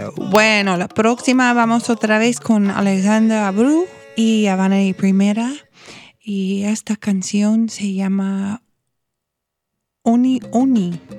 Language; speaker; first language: Spanish; non-native, fluent; English